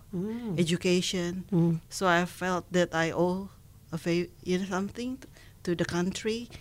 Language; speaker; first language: English; non-native, learner; Indonesian